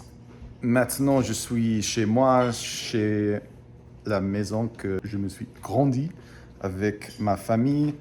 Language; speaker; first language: French; non-native, fluent; English